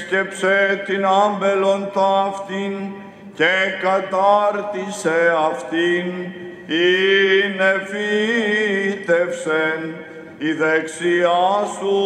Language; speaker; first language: Greek; native; Greek